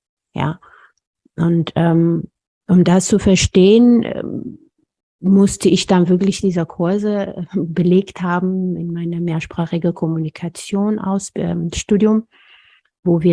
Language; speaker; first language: German; non-native, fluent; Amharic